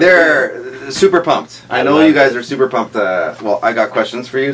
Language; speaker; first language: English; native; English